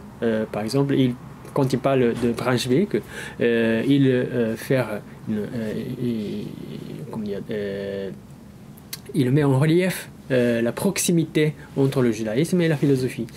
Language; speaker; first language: French; non-native, fluent; Japanese